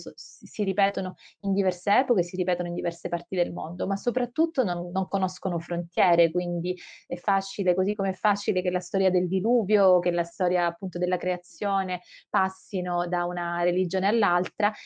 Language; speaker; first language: Italian; native; Italian